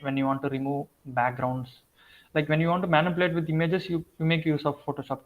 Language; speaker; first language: English; non-native, local second language; Tamil